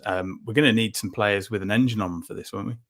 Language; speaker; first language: English; native; English